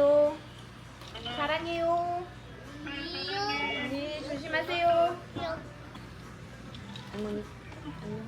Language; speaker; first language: Korean; non-native, learner; French